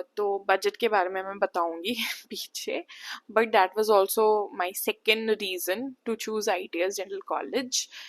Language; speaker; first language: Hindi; non-native, local second language; Assamese